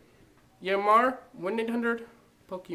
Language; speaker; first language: Spanish; non-native, learner; English